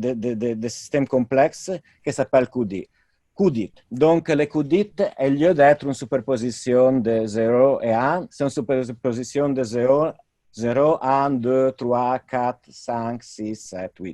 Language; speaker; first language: French; non-native, fluent; Italian